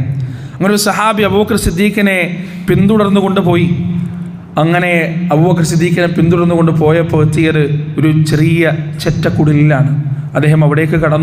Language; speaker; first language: Malayalam; native; Malayalam